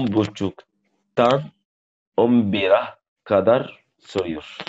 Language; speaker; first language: Turkish; non-native, learner; Arabic